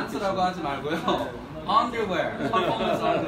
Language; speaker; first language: Korean; native; Korean